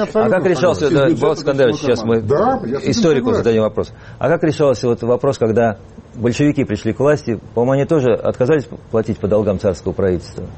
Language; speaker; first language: Russian; native; Russian